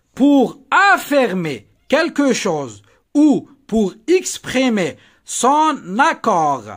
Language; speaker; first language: French; non-native, local second language; Arabic